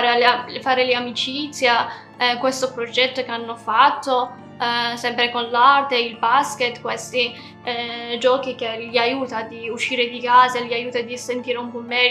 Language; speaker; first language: Italian; non-native, learner; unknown